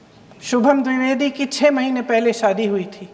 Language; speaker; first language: Hindi; native; Hindi